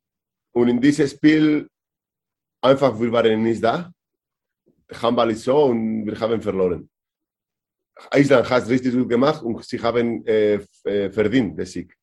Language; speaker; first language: German; non-native, learner; Spanish